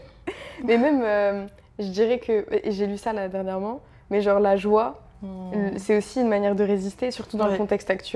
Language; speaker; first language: French; early bilingual, other home language; Arabic